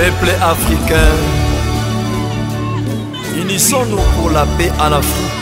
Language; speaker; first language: French; non-native, local second language; Lingala